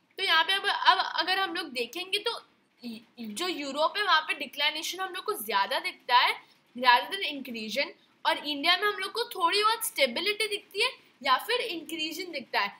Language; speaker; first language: Hindi; native; Hindi